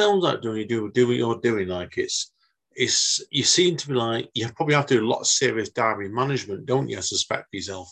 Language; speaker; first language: English; native; English